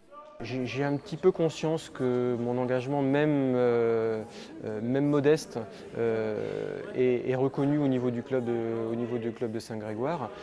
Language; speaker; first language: French; native; French